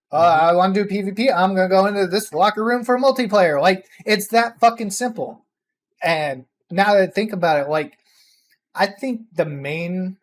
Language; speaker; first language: English; native; English